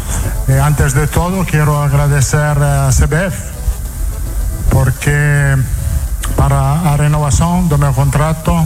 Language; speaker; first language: Portuguese; non-native, fluent; Italian